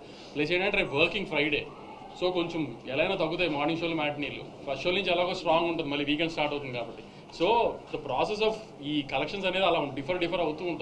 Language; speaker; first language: Telugu; native; Telugu